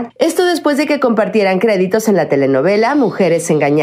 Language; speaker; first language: Spanish; native; Spanish